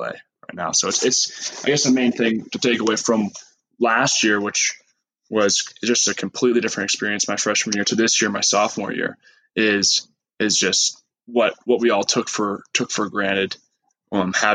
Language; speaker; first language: English; native; English